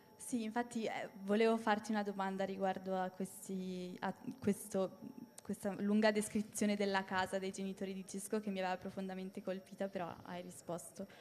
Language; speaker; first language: Italian; native; Italian